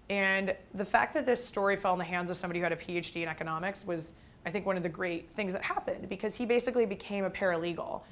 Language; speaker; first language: English; native; English